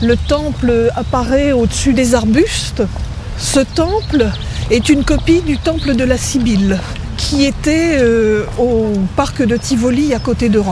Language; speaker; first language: French; native; French